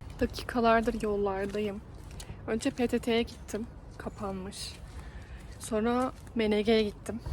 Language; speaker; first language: Turkish; native; Turkish